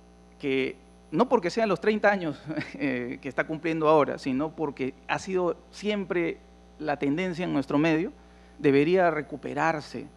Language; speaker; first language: Spanish; native; Spanish